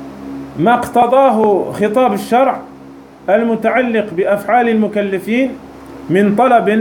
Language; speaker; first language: Arabic; non-native, fluent; French